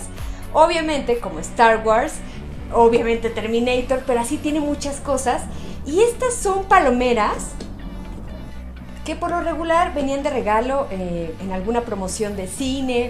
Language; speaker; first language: Spanish; native; Spanish